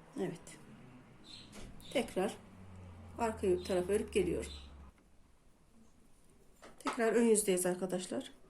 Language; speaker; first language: Turkish; native; Turkish